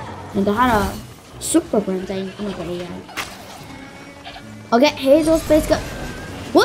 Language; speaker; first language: Swedish; early bilingual, other home language; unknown